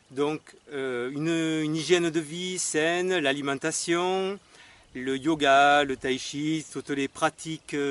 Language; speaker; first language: French; native; French